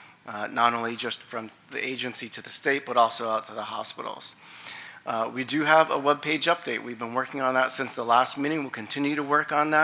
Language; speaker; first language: English; native; English